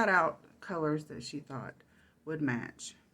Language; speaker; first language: English; native; English